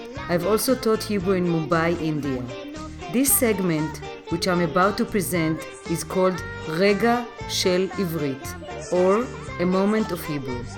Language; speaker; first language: English; non-native, fluent; Hebrew